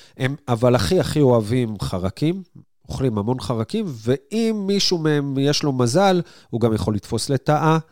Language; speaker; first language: Hebrew; native; Hebrew